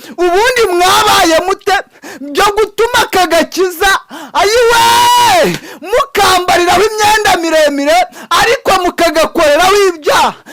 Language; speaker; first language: Kinyarwanda; native; Kinyarwanda